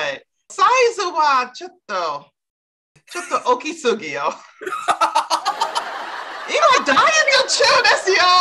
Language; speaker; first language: Japanese; non-native, learner; English